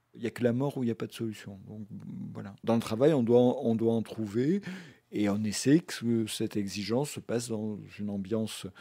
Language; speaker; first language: French; native; French